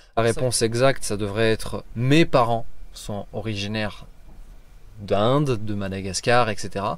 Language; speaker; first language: French; native; French